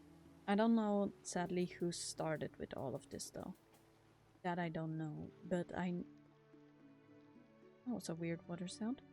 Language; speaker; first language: English; non-native, fluent; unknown